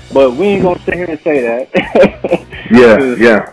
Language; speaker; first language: English; native; English